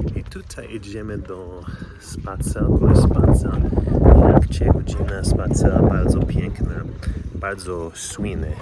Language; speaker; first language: Polish; non-native, learner; English